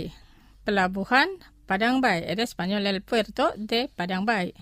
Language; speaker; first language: Spanish; non-native, fluent; Indonesian